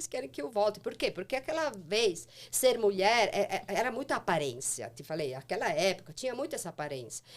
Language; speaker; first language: Portuguese; non-native, fluent; Italian